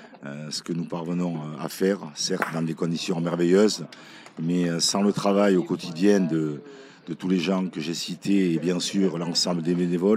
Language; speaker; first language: French; native; French